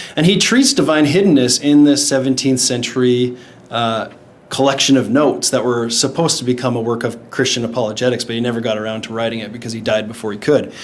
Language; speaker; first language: English; native; English